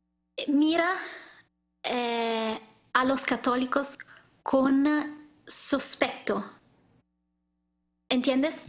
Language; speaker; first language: Spanish; non-native, learner; Italian